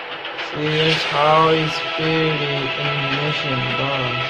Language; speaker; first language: English; non-native, learner; Bangla